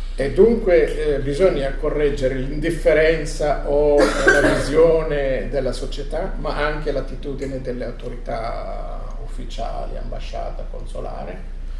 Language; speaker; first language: Italian; non-native, fluent; Arabic